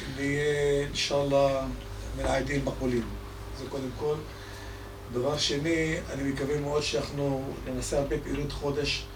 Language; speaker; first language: Hebrew; non-native, local second language; Arabic